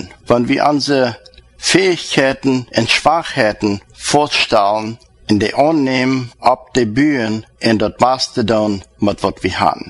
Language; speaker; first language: German; non-native, learner; Plautdietsch